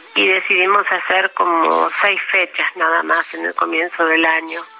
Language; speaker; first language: Spanish; native; Spanish